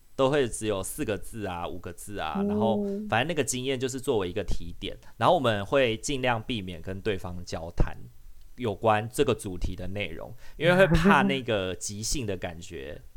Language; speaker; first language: Chinese; non-native, local second language; Min Nan Chinese